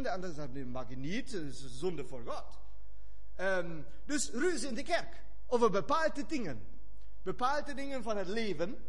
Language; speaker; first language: Dutch; non-native, fluent; German